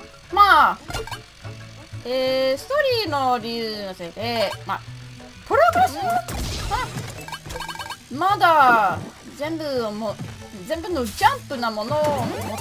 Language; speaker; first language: Japanese; non-native, learner; English